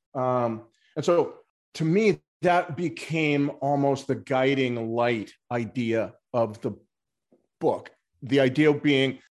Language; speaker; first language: English; native; English